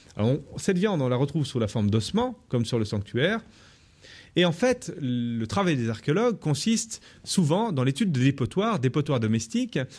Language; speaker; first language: French; native; French